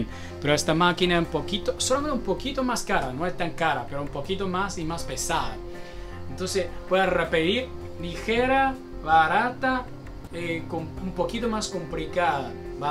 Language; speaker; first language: Spanish; non-native, learner; Chinese